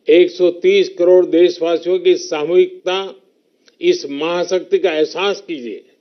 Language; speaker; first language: Hindi; native; Hindi